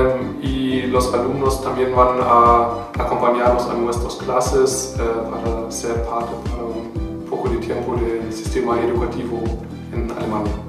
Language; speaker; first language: Spanish; non-native, fluent; German